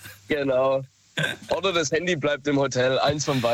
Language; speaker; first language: German; native; German